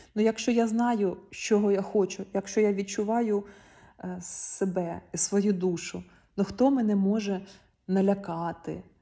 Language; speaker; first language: Ukrainian; non-native, local second language; Russian